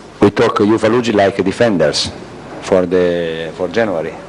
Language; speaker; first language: English; non-native, learner; Italian